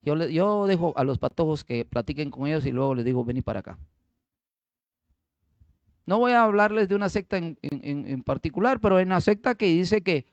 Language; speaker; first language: Spanish; native; Spanish